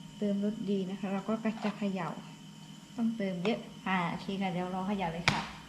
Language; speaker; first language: Thai; native; Thai